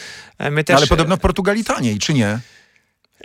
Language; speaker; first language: Polish; native; Polish